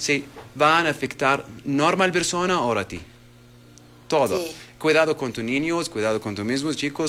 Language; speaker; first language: Spanish; non-native, learner; Arabic